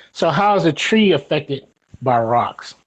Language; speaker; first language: English; native; English